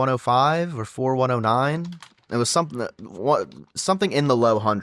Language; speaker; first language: English; native; English